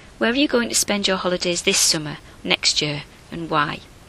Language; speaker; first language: English; native; English